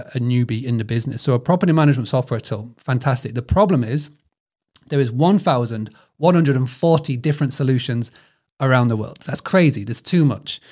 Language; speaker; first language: English; native; English